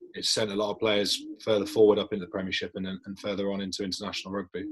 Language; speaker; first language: English; native; English